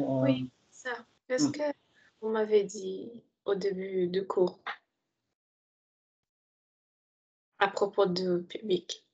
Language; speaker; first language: French; non-native, learner; Portuguese